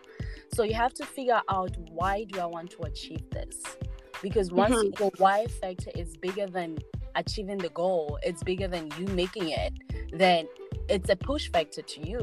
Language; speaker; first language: English; non-native, local second language; Tswana